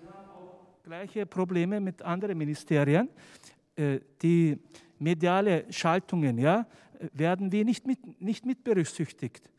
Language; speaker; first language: German; non-native, fluent; Turkish